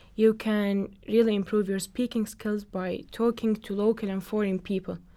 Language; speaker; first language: English; non-native, learner; Arabic